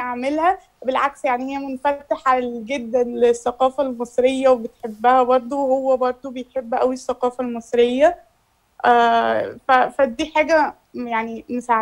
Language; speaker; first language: Arabic; native; Arabic